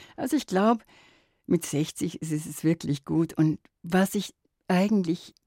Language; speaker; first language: German; native; German